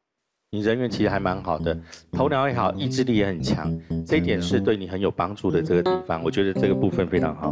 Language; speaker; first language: Chinese; native; Chinese